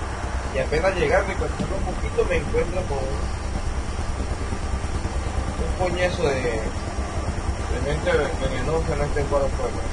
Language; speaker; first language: Spanish; native; Spanish